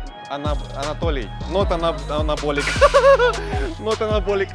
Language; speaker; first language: English; non-native, learner; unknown